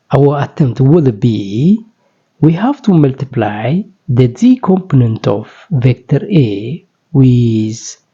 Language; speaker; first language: English; non-native, local second language; Amharic